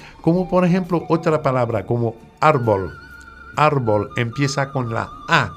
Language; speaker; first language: Spanish; non-native, fluent; French